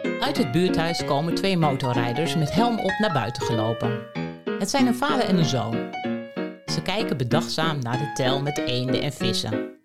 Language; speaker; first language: Dutch; native; Dutch